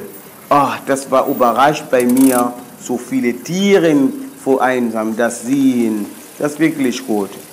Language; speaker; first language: German; non-native, learner; Swahili